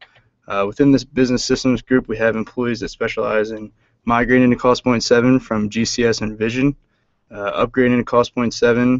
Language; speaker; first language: English; native; English